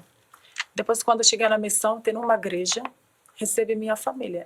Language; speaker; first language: Portuguese; non-native, learner; Arabic